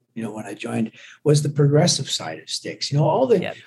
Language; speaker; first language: English; native; English